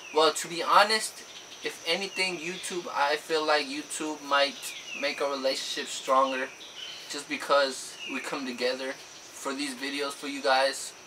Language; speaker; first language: English; native; English